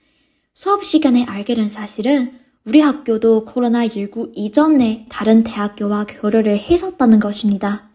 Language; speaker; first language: Korean; non-native, fluent; Chinese